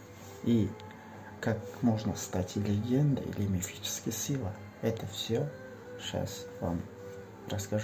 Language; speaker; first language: Russian; non-native, local second language; Uzbek